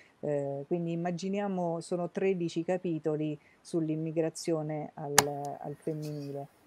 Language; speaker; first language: Italian; native; Italian